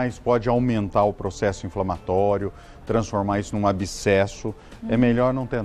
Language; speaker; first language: Portuguese; native; Portuguese